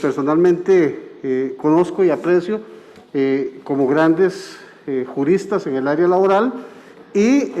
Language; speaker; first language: Spanish; native; Spanish